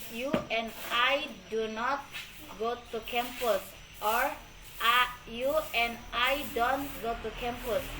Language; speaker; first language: English; non-native, learner; Indonesian